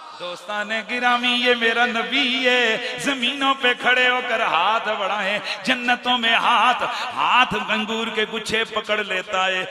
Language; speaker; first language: Urdu; non-native, local second language; Punjabi